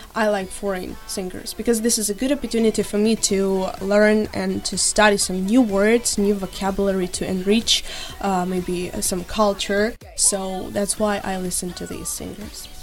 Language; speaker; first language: English; non-native, fluent; Ukrainian